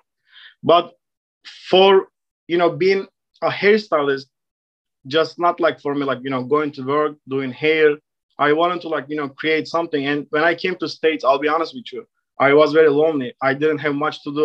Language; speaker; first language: English; non-native, fluent; Turkish